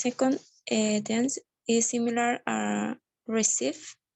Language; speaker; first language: English; non-native, learner; Spanish